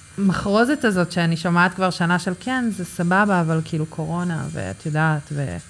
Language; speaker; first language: Hebrew; early bilingual, other home language; English